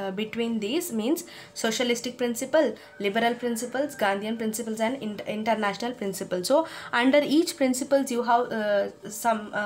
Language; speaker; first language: English; non-native, local second language; Kannada